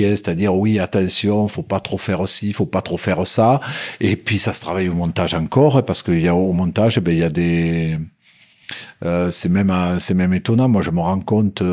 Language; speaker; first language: French; native; French